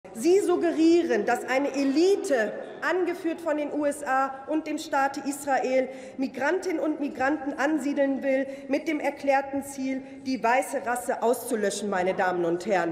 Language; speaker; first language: German; native; German